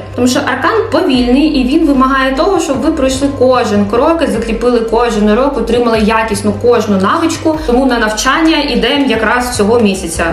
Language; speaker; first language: Ukrainian; non-native, local second language; Russian